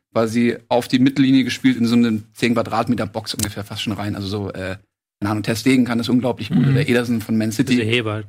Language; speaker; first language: German; native; German